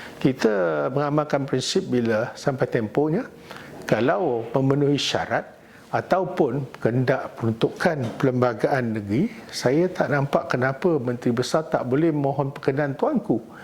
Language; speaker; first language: Malay; non-native, local second language; Chinese